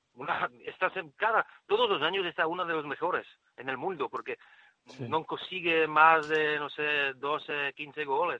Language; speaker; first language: Spanish; non-native, fluent; Czech